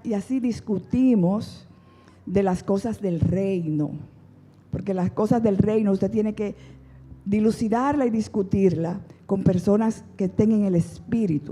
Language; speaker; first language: Spanish; native; Spanish